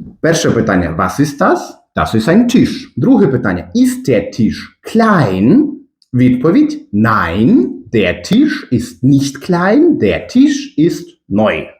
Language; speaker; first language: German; non-native, fluent; Ukrainian